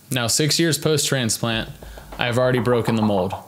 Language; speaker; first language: English; native; English